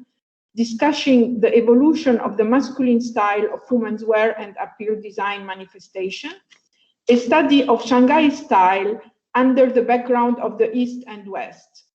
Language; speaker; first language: English; non-native, fluent; Italian